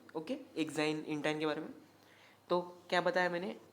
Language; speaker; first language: Hindi; non-native, local second language; Marathi